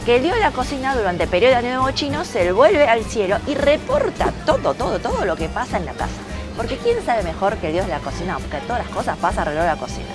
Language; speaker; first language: Spanish; early bilingual, other home language; Chinese